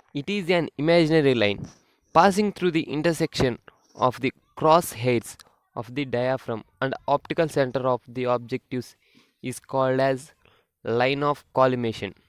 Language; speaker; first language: English; non-native, local second language; Telugu